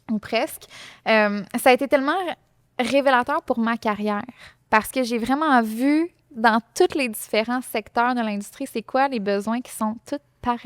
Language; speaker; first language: French; native; French